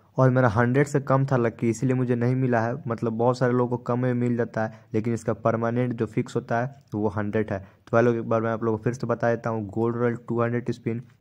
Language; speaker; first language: Hindi; native; Hindi